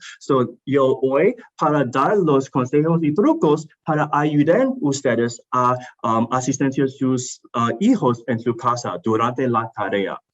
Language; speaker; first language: Spanish; non-native, learner; English